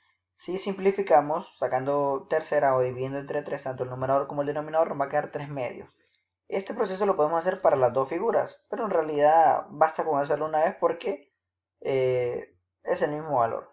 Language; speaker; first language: Spanish; native; Spanish